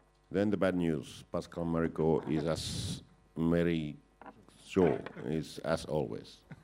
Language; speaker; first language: English; non-native, fluent; Finnish